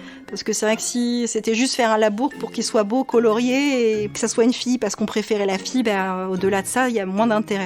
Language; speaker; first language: French; native; French